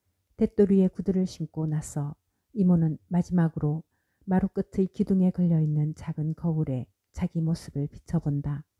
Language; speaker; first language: Korean; native; Korean